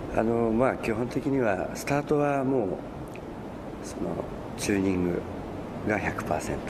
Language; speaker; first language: Japanese; native; Japanese